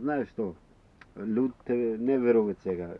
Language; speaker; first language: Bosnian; non-native, learner; Macedonian